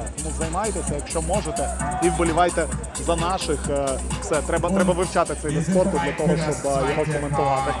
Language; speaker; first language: Ukrainian; native; Ukrainian